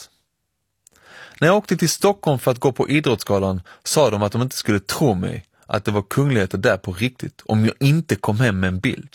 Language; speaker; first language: Swedish; early bilingual, other home language; Persian